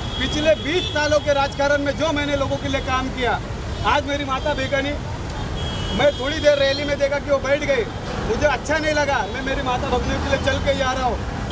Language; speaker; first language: Hindi; native; Hindi